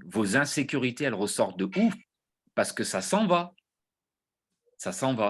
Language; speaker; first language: French; native; French